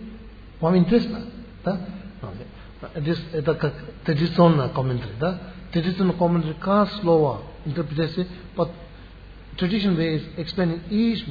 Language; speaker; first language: Russian; non-native, learner; Tibetan